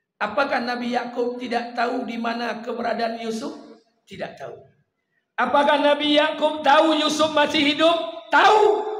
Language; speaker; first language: Malay; non-native, local second language; Minangkabau